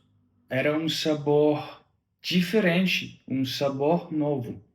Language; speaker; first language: Portuguese; non-native, learner; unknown